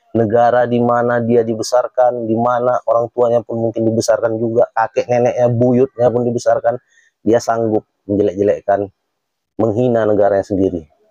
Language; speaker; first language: Indonesian; native; Indonesian